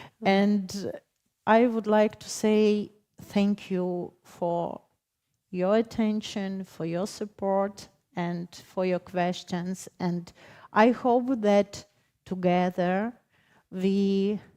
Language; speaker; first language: English; non-native, fluent; Ukrainian